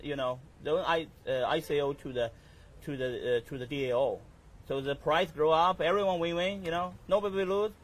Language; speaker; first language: English; non-native, learner; Chinese